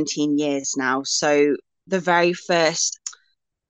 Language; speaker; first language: English; native; English